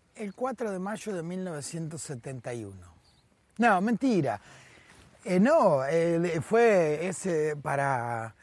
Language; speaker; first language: Spanish; native; Spanish